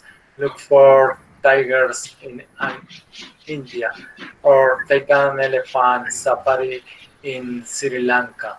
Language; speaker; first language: English; non-native, learner; Spanish